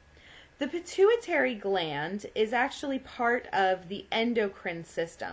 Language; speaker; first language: English; native; English